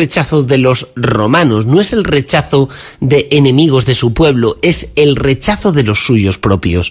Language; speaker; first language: Spanish; native; Spanish